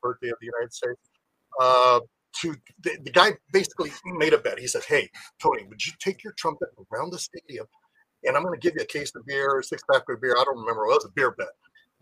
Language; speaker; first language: English; native; English